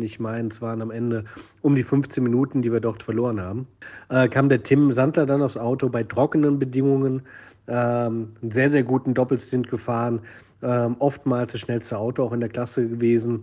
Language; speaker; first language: German; native; German